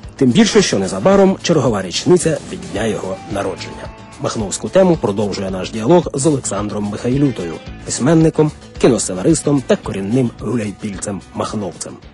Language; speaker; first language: Ukrainian; native; Ukrainian